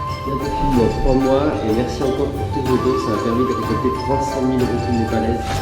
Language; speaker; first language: French; native; French